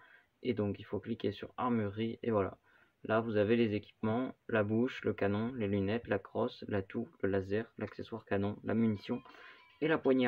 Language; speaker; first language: French; native; French